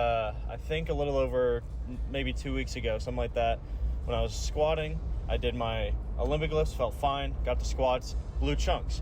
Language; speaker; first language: English; native; English